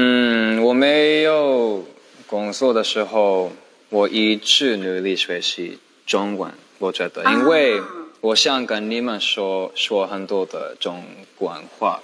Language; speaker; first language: Chinese; non-native, learner; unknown